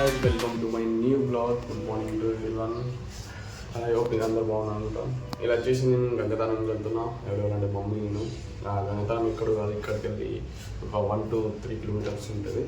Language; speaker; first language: Telugu; native; Telugu